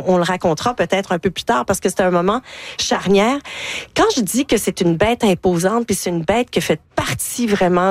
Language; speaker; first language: French; native; French